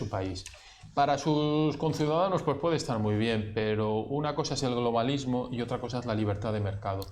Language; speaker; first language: Spanish; native; Spanish